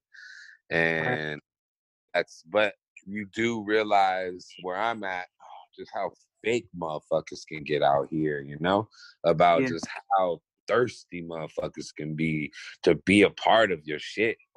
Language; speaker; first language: English; native; English